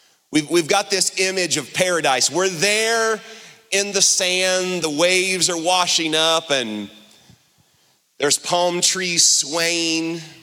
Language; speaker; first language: English; native; English